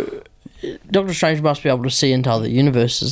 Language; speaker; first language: English; native; English